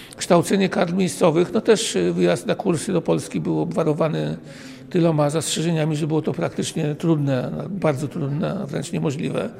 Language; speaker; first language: Polish; native; Polish